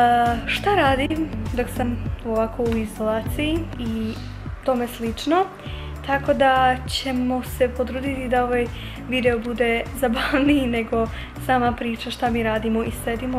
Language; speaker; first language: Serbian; non-native, local second language; Slovak